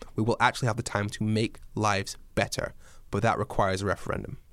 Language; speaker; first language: English; native; English